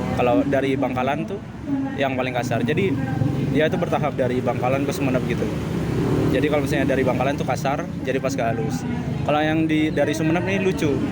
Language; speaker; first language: Indonesian; non-native, local second language; Madurese